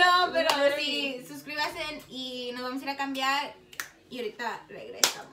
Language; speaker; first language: Spanish; early bilingual, heritage; Spanish